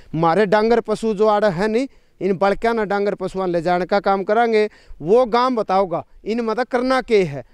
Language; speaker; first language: Hindi; native; Hindi